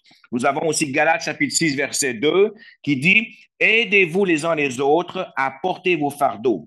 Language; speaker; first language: French; native; French